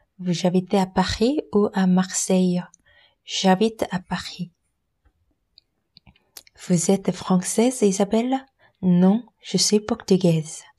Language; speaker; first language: French; non-native, learner; Korean